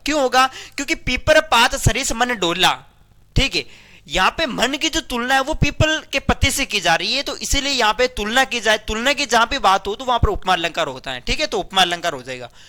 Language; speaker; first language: Hindi; native; Hindi